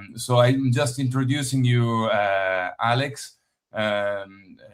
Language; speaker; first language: English; non-native, fluent; Italian